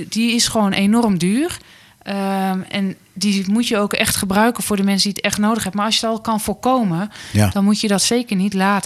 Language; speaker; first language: Dutch; native; Dutch